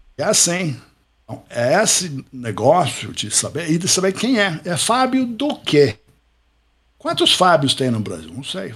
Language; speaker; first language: Portuguese; non-native, fluent; English